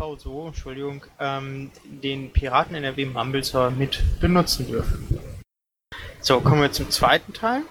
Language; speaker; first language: German; native; German